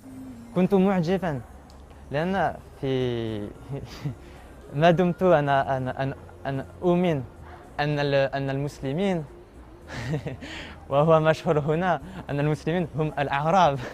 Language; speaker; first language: Arabic; non-native, learner; French